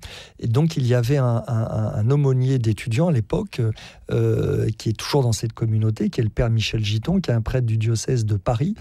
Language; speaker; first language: French; native; French